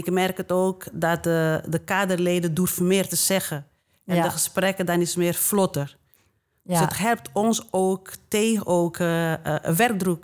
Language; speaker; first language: Dutch; non-native, fluent; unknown